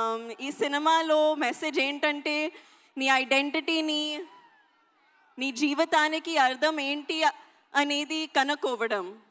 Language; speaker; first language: Telugu; non-native, learner; Hindi